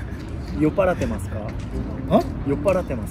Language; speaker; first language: Japanese; non-native, fluent; Korean